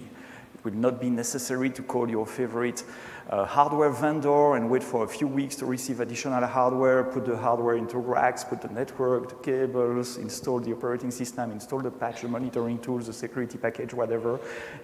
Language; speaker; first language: English; non-native, fluent; French